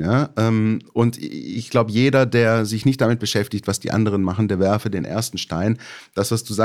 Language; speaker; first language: German; native; German